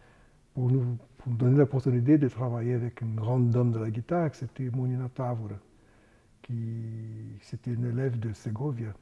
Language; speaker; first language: French; non-native, fluent; Portuguese